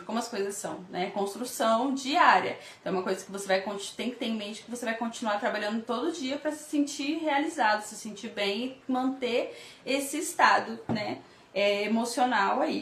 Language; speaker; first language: Portuguese; native; Portuguese